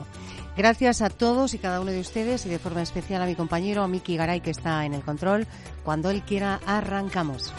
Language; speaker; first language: Spanish; native; Spanish